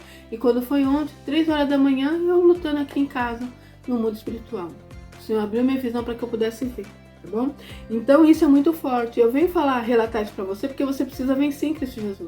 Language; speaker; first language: Portuguese; native; Portuguese